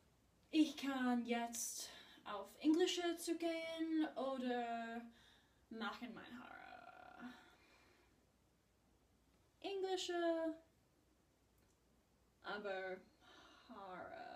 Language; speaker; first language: German; non-native, learner; English